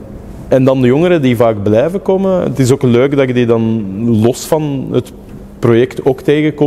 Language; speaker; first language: Dutch; native; Dutch